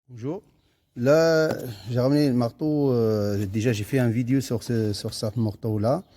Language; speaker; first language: French; non-native, fluent; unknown